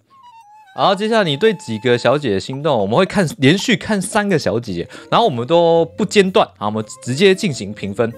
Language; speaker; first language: Chinese; native; Chinese